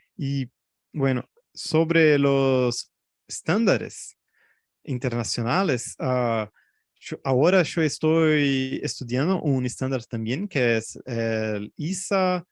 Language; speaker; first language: Spanish; non-native, fluent; Portuguese